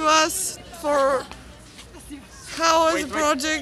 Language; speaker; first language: English; non-native, learner; Bulgarian